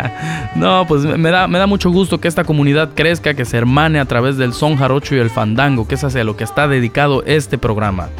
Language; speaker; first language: Spanish; native; Spanish